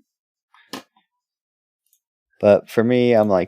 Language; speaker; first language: English; native; English